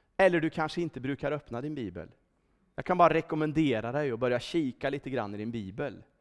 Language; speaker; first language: Swedish; native; Swedish